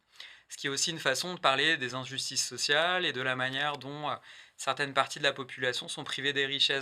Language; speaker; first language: French; native; French